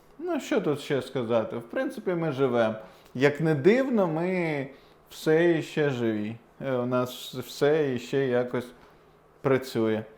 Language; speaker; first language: Ukrainian; non-native, local second language; Russian